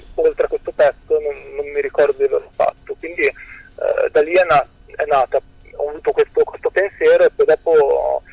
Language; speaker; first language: Italian; native; Italian